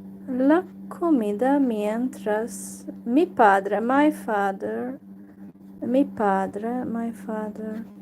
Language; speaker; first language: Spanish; non-native, learner; Hungarian